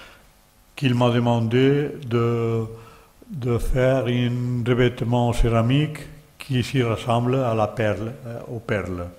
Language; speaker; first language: French; non-native, learner; Catalan